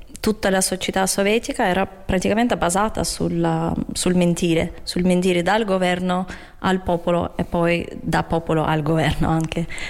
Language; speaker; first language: Italian; non-native, fluent; Russian